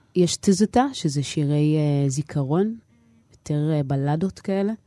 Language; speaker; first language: Hebrew; native; Hebrew